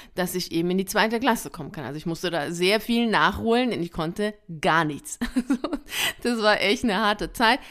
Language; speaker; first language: German; early bilingual, other home language; Persian